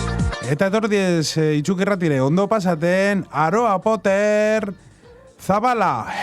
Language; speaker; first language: Basque; native; Basque